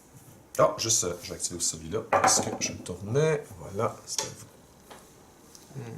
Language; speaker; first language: French; native; French